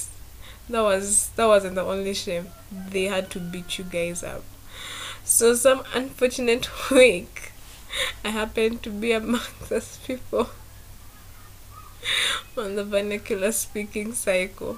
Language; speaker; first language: English; non-native, local second language; Ganda